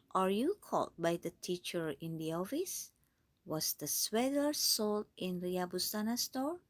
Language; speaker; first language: English; non-native, fluent; Indonesian